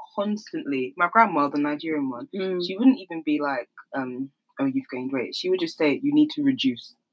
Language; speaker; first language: English; native; English